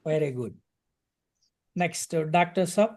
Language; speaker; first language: English; non-native, local second language; Telugu